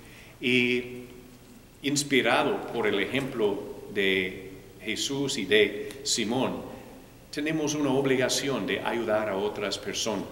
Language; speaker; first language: Spanish; non-native, fluent; English